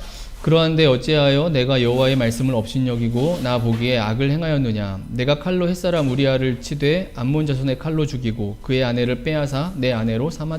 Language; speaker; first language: Korean; native; Korean